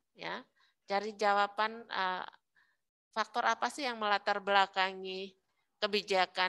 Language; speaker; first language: Indonesian; native; Indonesian